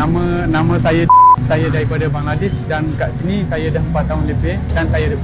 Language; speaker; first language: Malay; non-native, fluent; Bangla